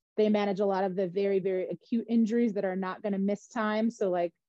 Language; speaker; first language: English; native; English